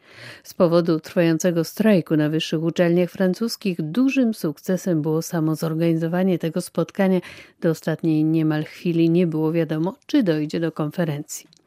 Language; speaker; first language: Polish; native; Polish